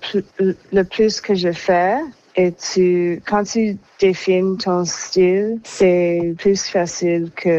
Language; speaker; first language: French; non-native, local second language; English